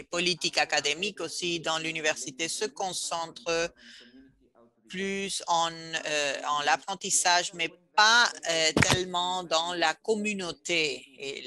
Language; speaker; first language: French; non-native, fluent; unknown